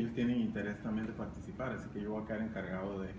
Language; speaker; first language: Spanish; native; Spanish